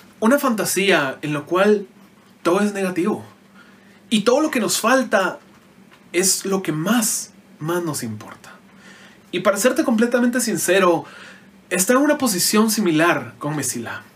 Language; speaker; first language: Spanish; native; Spanish